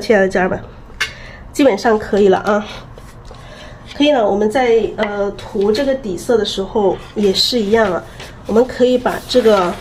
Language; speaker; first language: Chinese; native; Chinese